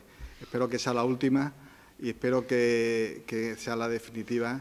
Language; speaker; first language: Spanish; native; Spanish